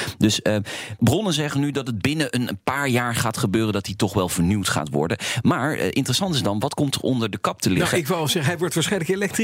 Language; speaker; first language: Dutch; native; Dutch